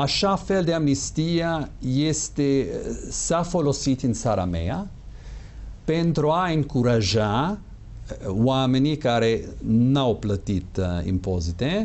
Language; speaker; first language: Romanian; non-native, fluent; English